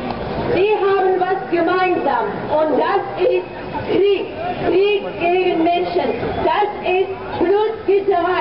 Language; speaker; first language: German; non-native, fluent; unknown